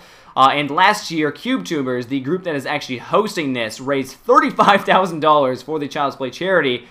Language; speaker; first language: English; native; English